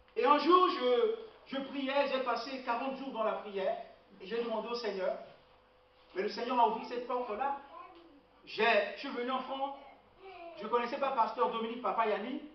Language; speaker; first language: French; non-native, local second language; Lingala